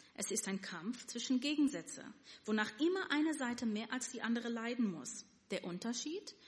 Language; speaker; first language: German; non-native, fluent; Yiddish